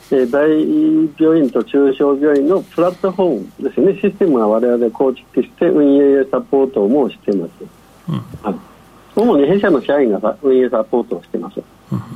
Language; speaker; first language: Japanese; non-native, fluent; Chinese